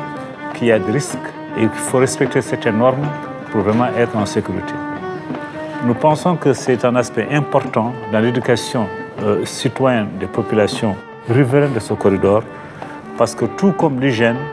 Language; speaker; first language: French; native; French